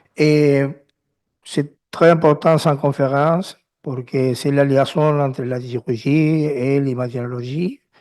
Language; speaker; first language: French; non-native, learner; Spanish